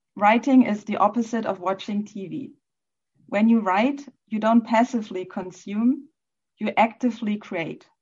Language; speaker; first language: English; non-native, fluent; German